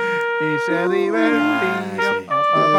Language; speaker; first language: Spanish; native; Spanish